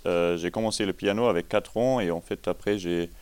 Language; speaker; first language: French; non-native, fluent; German